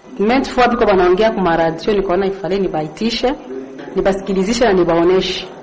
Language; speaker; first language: Swahili; non-native, local second language; Kinyarwanda